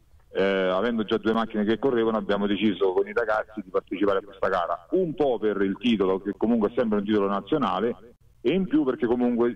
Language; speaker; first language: Italian; native; Italian